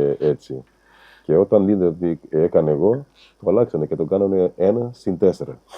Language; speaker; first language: Greek; non-native, fluent; Portuguese